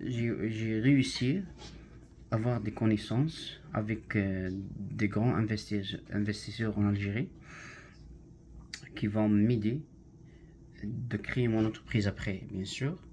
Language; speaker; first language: French; non-native, learner; Arabic